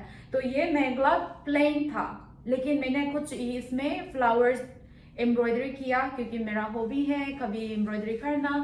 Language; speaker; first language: Hindi; non-native, local second language; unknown